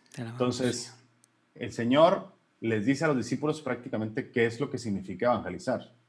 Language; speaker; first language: Spanish; native; Spanish